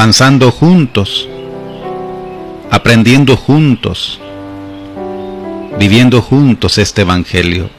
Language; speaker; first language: Spanish; native; Spanish